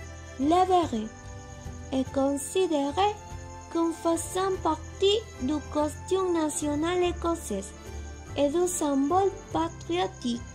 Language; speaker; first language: French; non-native, learner; Spanish